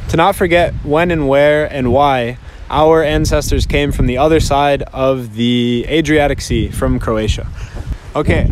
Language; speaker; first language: English; native; English